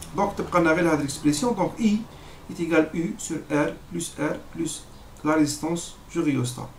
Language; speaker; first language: French; non-native, local second language; Arabic